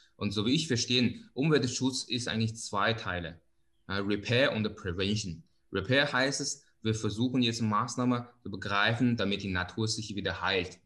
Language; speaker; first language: German; non-native, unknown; Chinese